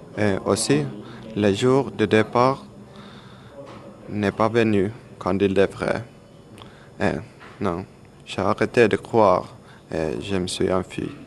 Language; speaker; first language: French; non-native, learner; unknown